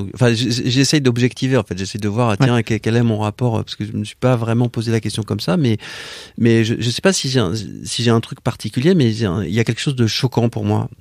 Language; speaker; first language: French; native; French